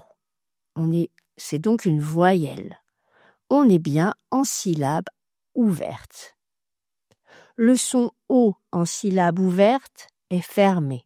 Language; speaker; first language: French; native; French